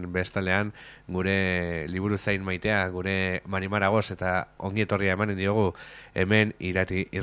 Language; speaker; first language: Basque; native; Basque